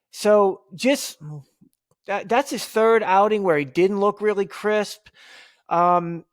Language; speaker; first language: English; native; English